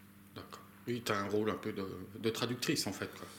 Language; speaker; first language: French; native; French